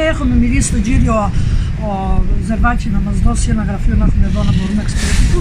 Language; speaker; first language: Greek; native; Greek